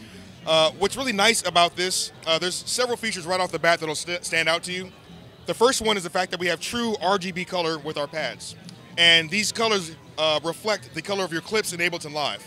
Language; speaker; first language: English; native; English